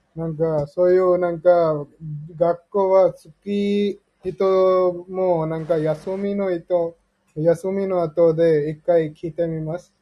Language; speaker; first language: Japanese; non-native, learner; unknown